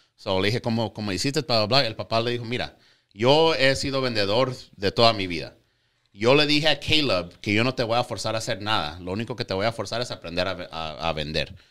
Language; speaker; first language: Spanish; native; Spanish